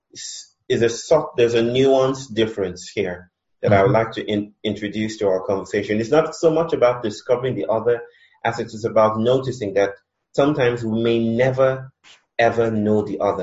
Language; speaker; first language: English; non-native, local second language; Yoruba